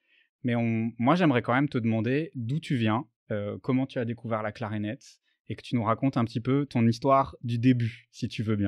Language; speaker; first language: French; native; French